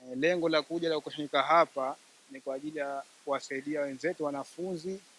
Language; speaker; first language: Swahili; native; Swahili